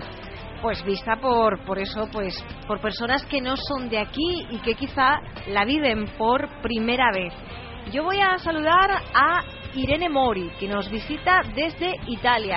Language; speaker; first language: Spanish; native; Spanish